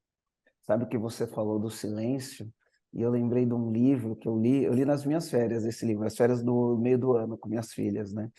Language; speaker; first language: Portuguese; native; Portuguese